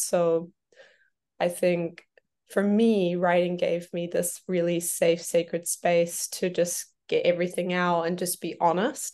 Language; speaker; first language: English; native; English